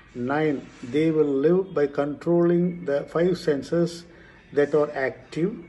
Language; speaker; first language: English; non-native, local second language; Tamil